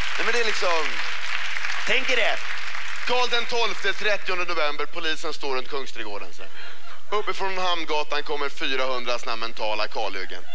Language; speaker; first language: Swedish; early bilingual, other home language; Persian